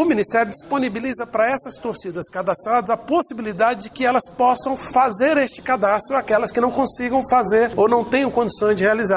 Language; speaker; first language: Portuguese; native; Portuguese